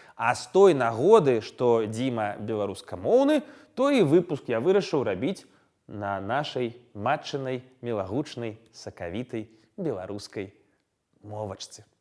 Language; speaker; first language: Belarusian; non-native, local second language; Russian